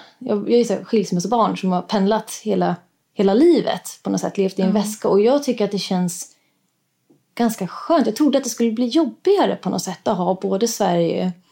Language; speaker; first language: Swedish; native; Swedish